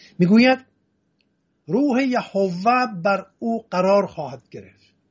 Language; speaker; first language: Persian; non-native, local second language; Assyrian Neo-Aramaic